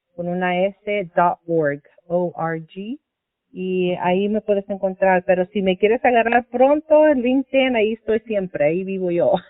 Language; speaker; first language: Spanish; early bilingual, heritage; Spanish